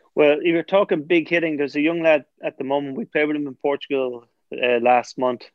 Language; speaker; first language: English; native; English